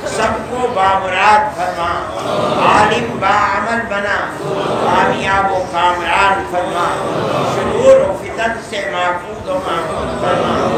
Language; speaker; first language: Urdu; native; Urdu